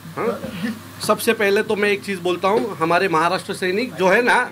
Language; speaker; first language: Hindi; non-native, local second language; Marathi